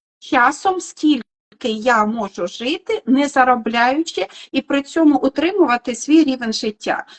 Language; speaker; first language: Ukrainian; non-native, local second language; Russian